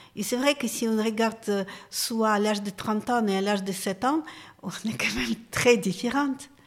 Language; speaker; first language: French; non-native, fluent; Russian